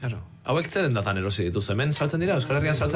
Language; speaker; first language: Basque; native; Basque